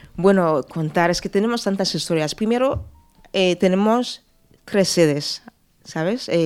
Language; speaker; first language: Spanish; non-native, fluent; French